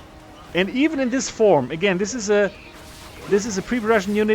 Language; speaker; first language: English; non-native, fluent; German